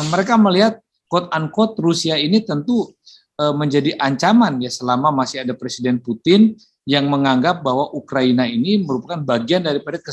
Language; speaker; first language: Indonesian; native; Indonesian